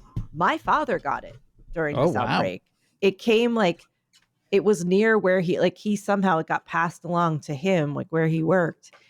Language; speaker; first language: English; native; English